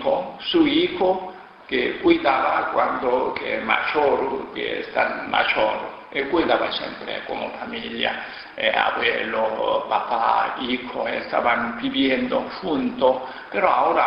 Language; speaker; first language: Spanish; non-native, learner; Korean